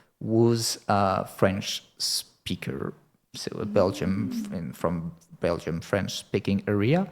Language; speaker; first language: English; non-native, fluent; French